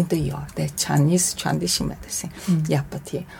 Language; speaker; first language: Swedish; non-native, learner; Chinese